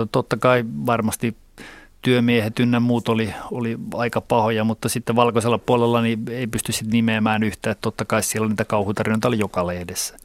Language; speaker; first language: Finnish; native; Finnish